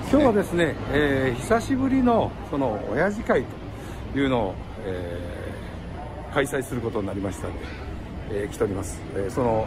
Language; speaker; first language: Japanese; native; Japanese